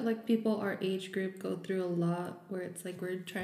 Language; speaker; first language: English; early bilingual, other home language; Spanish